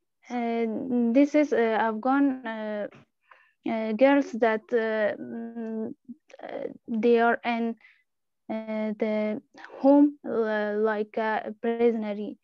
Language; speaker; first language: English; non-native, learner; Persian